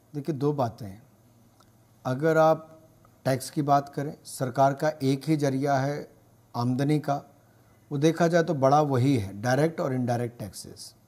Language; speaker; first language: Hindi; native; Hindi